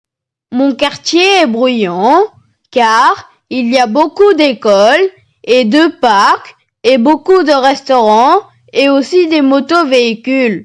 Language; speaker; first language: French; non-native, learner; Tamil